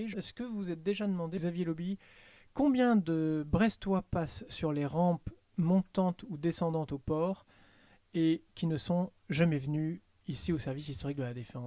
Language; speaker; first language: French; native; French